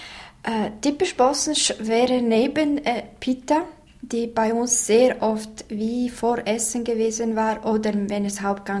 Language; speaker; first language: German; non-native, fluent; Bosnian